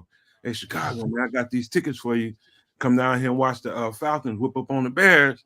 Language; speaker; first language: English; native; English